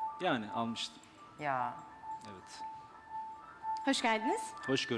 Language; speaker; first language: Turkish; native; Turkish